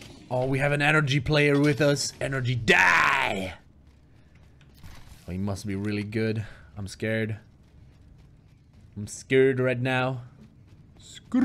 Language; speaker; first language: English; non-native, fluent; German